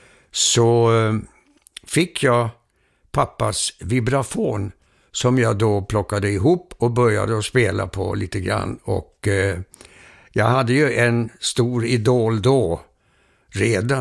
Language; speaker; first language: Swedish; early bilingual, heritage; Swedish